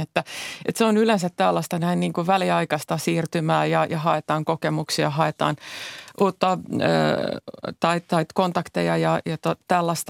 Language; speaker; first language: Finnish; native; Finnish